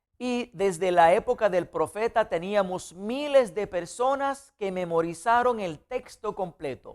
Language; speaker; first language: Spanish; non-native, fluent; Arabic